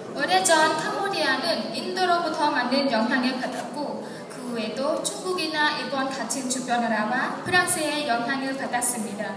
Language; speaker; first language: Korean; non-native, learner; Khmer